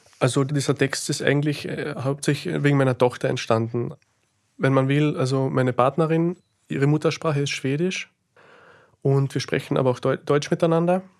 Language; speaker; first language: German; native; German